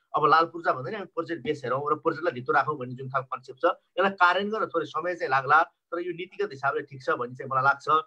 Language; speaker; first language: Nepali; native; Nepali